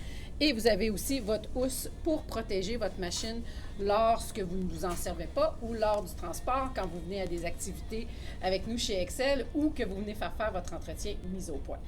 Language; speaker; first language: French; native; French